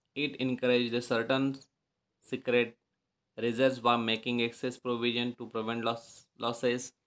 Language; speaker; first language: English; non-native, local second language; Marathi